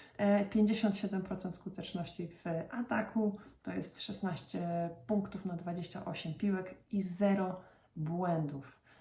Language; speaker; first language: Polish; native; Polish